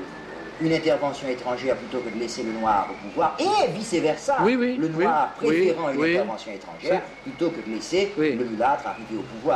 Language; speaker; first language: French; native; French